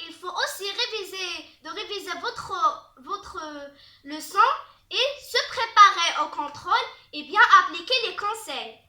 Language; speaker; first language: French; non-native, learner; Arabic